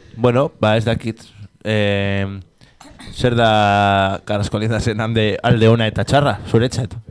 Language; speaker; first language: Basque; non-native, local second language; Spanish